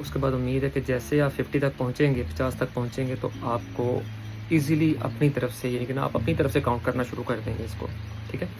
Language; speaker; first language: Urdu; native; Urdu